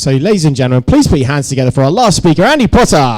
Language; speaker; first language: English; native; English